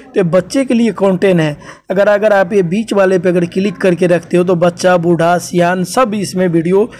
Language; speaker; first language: Hindi; native; Hindi